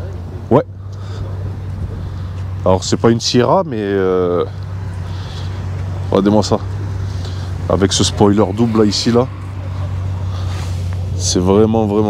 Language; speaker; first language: French; native; French